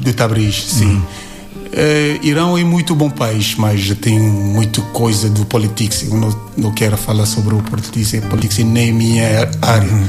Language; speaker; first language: Portuguese; non-native, learner; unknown